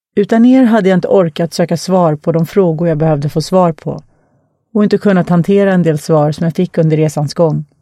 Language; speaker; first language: Swedish; non-native, fluent; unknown